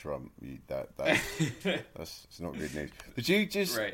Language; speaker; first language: English; native; English